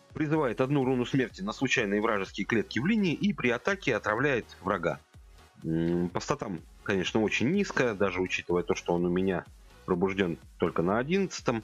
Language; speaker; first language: Russian; native; Russian